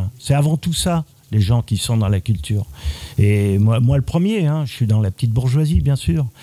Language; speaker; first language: French; native; French